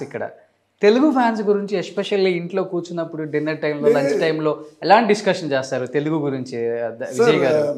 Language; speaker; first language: Telugu; native; Telugu